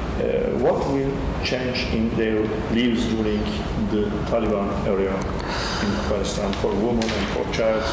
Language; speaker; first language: English; non-native, learner; Turkish